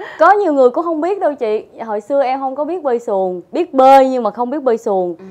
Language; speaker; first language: Vietnamese; native; Vietnamese